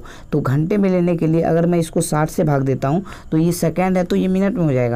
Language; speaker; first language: Hindi; native; Hindi